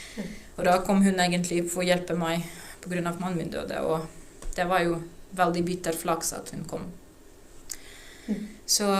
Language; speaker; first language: Norwegian; non-native, fluent; Ukrainian